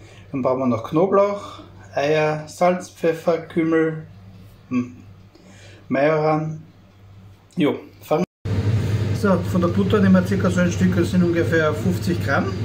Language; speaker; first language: German; native; German